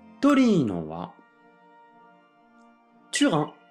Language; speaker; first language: Japanese; non-native, fluent; French